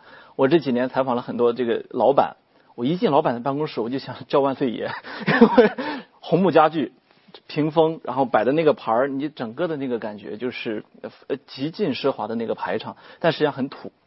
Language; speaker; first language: Chinese; native; Chinese